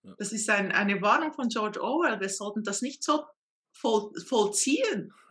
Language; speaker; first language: German; non-native, fluent; Portuguese